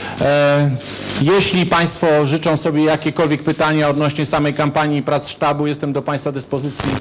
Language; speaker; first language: Polish; native; Polish